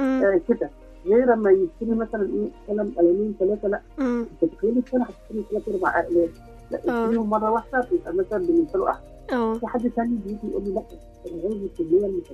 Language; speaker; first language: Arabic; native; Arabic